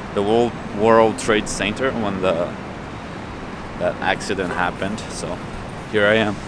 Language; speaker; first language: English; non-native, learner; Portuguese